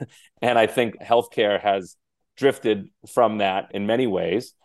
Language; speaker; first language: English; native; English